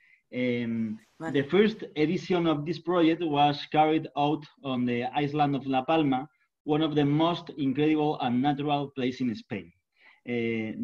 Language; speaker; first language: English; non-native, learner; Spanish